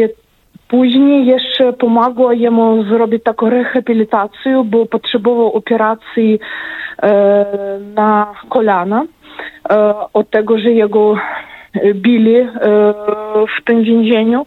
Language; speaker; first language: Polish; non-native, fluent; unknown